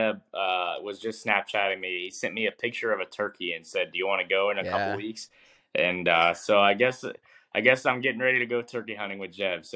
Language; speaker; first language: English; native; English